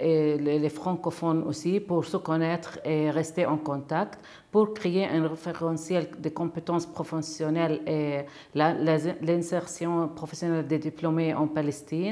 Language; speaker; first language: French; non-native, fluent; Arabic